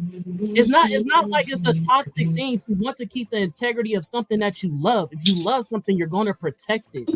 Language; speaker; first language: English; native; English